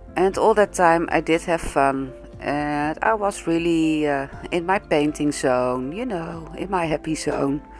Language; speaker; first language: English; non-native, fluent; Dutch